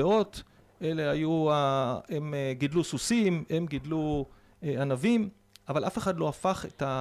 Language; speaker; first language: Hebrew; native; Hebrew